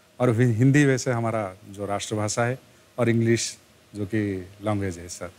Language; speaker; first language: Hindi; non-native, local second language; Telugu